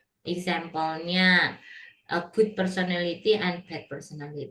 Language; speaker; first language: English; non-native, learner; Indonesian